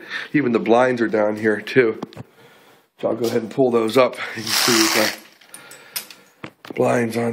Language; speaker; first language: English; native; English